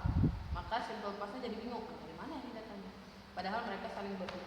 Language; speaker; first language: Indonesian; native; Indonesian